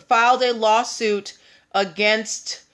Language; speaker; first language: English; native; English